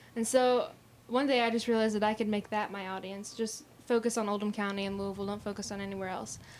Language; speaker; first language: English; native; English